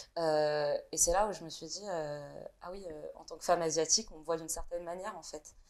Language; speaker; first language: French; early bilingual, other home language; Vietnamese